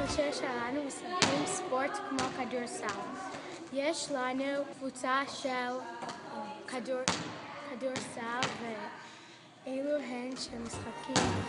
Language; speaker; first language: Hebrew; non-native, learner; English